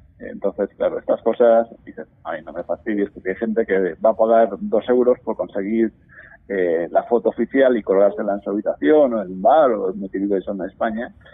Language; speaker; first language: Spanish; native; Spanish